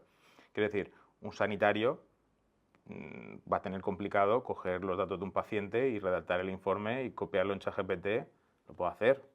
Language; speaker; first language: Spanish; native; Spanish